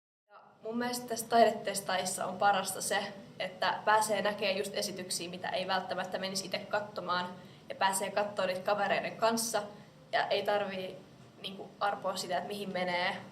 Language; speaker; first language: Finnish; native; Finnish